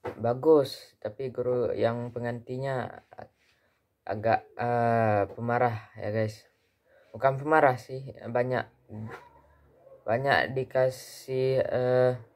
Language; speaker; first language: Indonesian; early bilingual, heritage; Indonesian